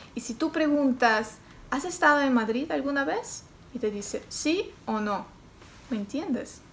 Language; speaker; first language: Spanish; non-native, learner; Ukrainian